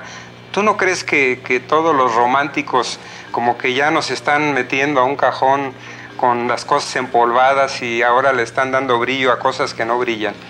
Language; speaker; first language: Spanish; native; Spanish